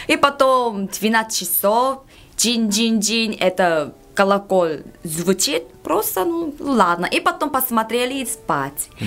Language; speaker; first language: Russian; non-native, learner; Korean